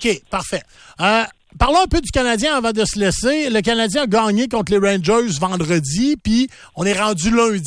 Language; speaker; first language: French; native; French